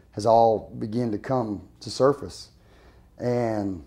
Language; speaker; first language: English; native; English